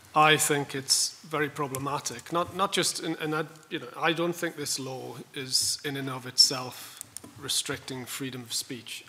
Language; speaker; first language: English; native; English